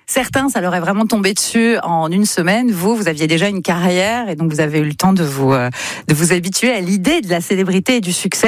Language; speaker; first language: French; native; French